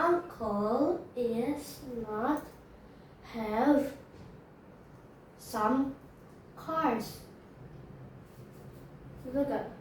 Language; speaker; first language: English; non-native, learner; Indonesian